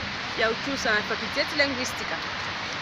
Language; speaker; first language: Russian; non-native, learner; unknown